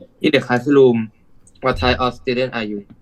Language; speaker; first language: English; non-native, learner; Thai